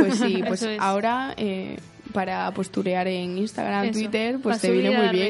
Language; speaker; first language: Spanish; native; Spanish